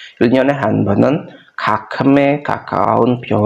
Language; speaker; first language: Korean; non-native, fluent; Indonesian